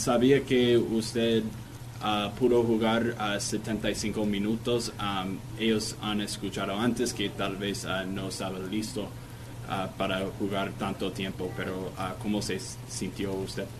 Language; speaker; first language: Spanish; non-native, learner; English